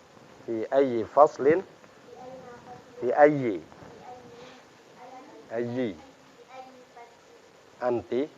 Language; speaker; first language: Arabic; non-native, fluent; Indonesian